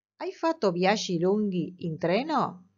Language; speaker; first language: Italian; non-native, fluent; Spanish